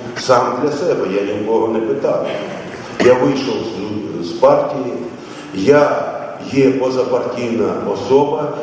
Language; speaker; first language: Ukrainian; native; Ukrainian